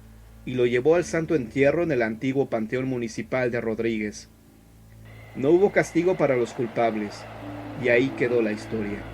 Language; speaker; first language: Spanish; native; Spanish